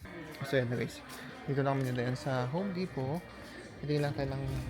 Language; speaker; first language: Filipino; native; Filipino